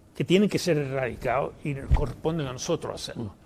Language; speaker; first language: Spanish; early bilingual, heritage; Spanish